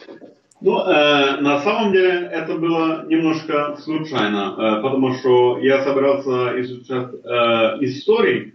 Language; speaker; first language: Russian; non-native, fluent; Norwegian